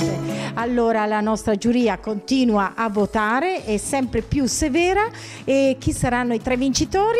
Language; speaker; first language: Italian; native; Italian